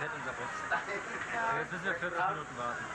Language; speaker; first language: German; native; German